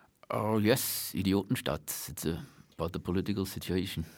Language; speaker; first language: English; non-native, fluent; German